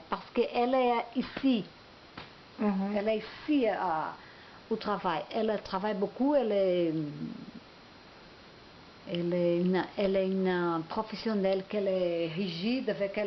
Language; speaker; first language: French; non-native, learner; Portuguese